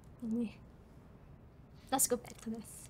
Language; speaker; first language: Italian; native; Italian